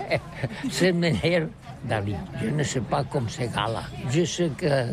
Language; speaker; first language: French; non-native, learner; Catalan